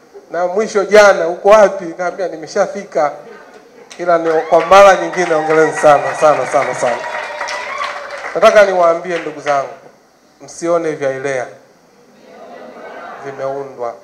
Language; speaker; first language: Swahili; native; Swahili